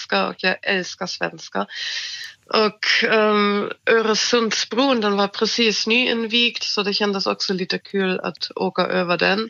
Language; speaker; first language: Swedish; non-native, fluent; German